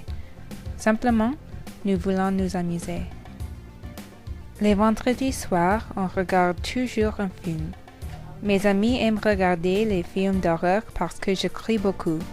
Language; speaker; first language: French; non-native, learner; English